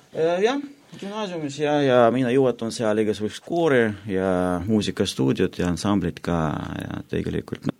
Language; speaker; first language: Estonian; non-native, local second language; Russian